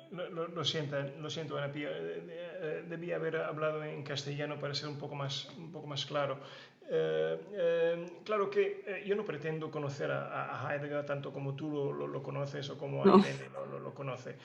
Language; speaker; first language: Spanish; non-native, fluent; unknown